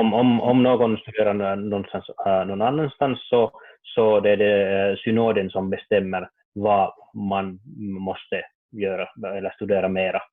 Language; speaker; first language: Swedish; non-native, learner; Finnish